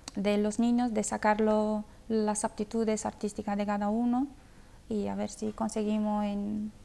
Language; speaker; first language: Spanish; non-native, fluent; Romanian